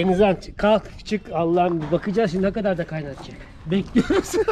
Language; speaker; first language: Turkish; native; Turkish